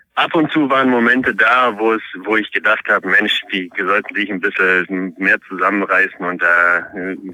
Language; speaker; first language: German; non-native, fluent; Polish